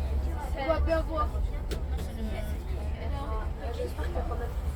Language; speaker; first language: French; native; French